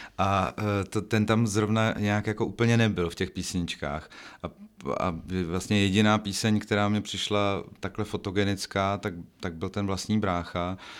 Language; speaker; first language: Czech; native; Czech